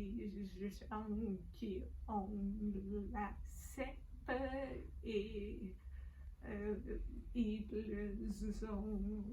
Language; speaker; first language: French; non-native, learner; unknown